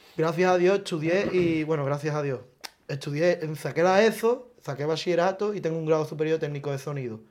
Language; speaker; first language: Spanish; native; Spanish